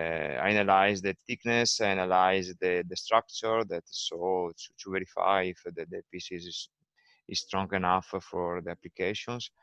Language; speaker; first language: English; non-native, learner; Italian